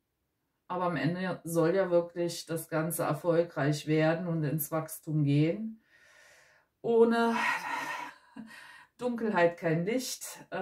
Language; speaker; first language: German; native; German